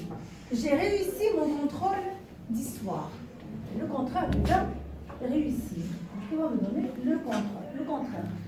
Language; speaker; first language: French; non-native, local second language; Arabic